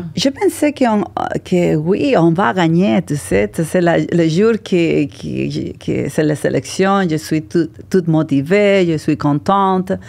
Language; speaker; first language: French; non-native, learner; Spanish